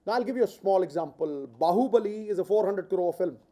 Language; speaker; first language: English; non-native, local second language; Punjabi